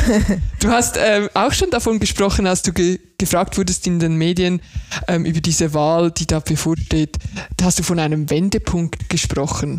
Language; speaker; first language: German; native; German